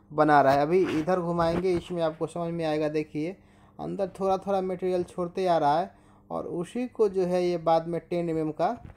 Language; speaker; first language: Hindi; native; Hindi